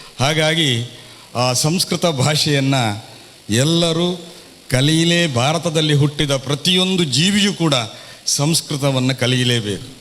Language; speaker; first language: Kannada; non-native, local second language; Tulu